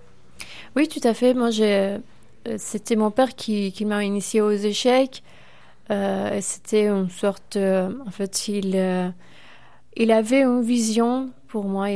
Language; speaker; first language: French; non-native, fluent; Persian